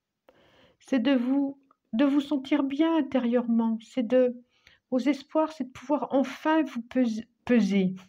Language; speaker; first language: French; native; French